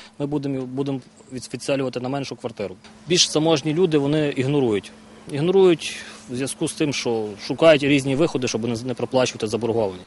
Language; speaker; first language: Ukrainian; native; Ukrainian